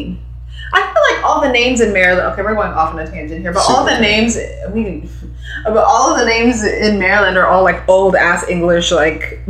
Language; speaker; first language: English; non-native, local second language; Swahili